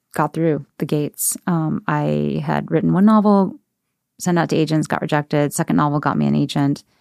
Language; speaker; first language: English; native; English